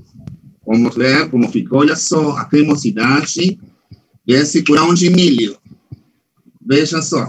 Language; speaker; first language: Portuguese; non-native, fluent; Spanish